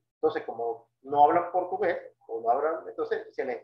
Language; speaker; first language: Spanish; native; Spanish